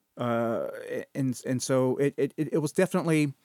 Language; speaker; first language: English; early bilingual, other home language; Spanish